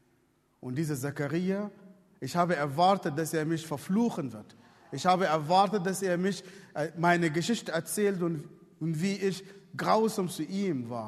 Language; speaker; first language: German; non-native, fluent; Arabic